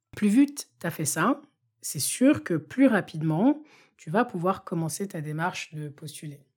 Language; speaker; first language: French; non-native, local second language; Bambara